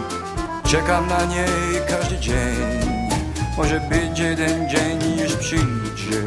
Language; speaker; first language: Polish; early bilingual, heritage; English